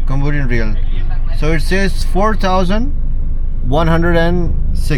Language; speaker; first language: English; non-native, local second language; Urdu